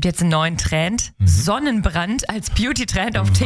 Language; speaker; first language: German; native; German